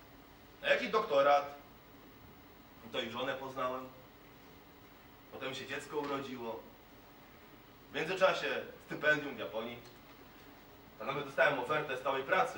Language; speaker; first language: Polish; non-native, fluent; Kurdish